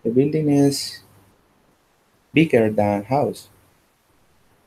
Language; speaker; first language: English; non-native, learner; Spanish